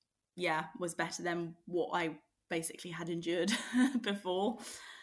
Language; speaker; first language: English; native; English